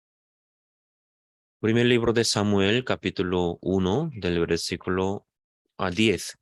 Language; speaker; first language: Spanish; non-native, fluent; Korean